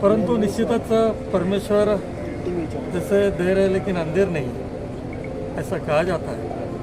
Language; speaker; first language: Hindi; non-native, local second language; Marathi